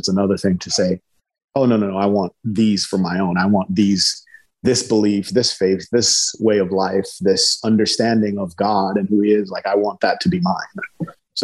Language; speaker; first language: English; early bilingual, other home language; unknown